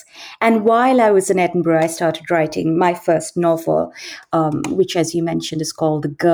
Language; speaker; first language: English; native; English